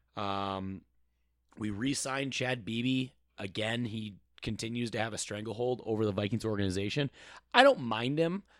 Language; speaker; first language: English; native; English